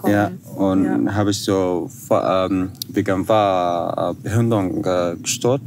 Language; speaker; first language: German; non-native, fluent; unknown